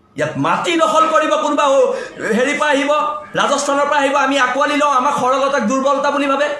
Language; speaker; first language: Assamese; native; Assamese